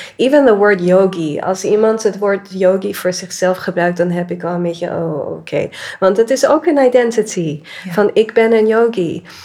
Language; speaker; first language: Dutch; early bilingual, other home language; English